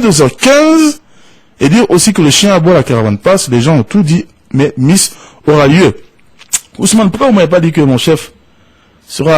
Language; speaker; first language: French; non-native, local second language; Bambara